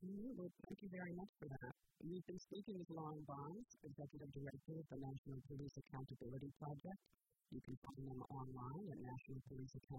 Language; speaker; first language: English; native; English